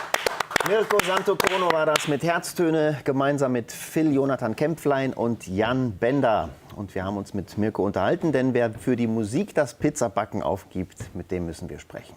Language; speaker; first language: German; native; German